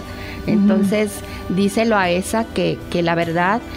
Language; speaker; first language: Spanish; native; Spanish